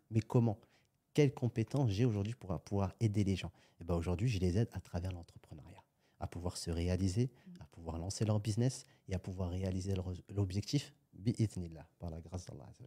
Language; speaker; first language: French; native; French